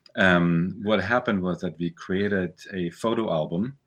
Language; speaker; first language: English; early bilingual, other home language; German